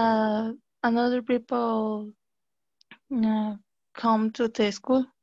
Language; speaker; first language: English; non-native, learner; Spanish